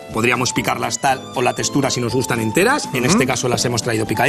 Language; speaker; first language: Spanish; native; Spanish